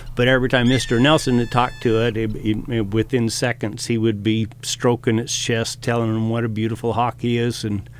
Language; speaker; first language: English; native; English